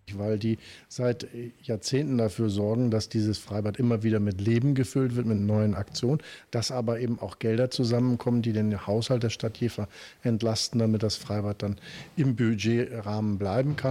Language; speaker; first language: German; native; German